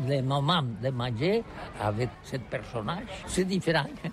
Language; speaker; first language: French; non-native, learner; Catalan